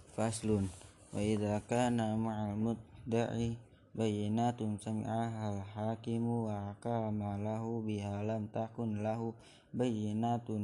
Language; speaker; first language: Arabic; non-native, learner; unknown